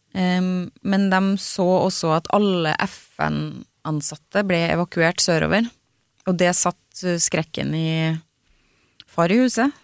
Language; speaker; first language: Norwegian; native; Norwegian